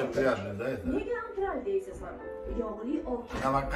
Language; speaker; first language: Russian; non-native, learner; Uzbek